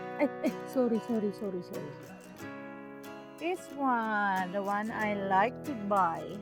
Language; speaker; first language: English; non-native, local second language; Filipino